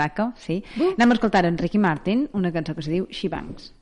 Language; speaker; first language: Catalan; native; Catalan